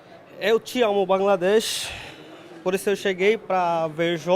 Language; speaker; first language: Portuguese; early bilingual, heritage; Bangla